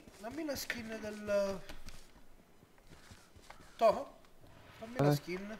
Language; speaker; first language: Italian; native; Italian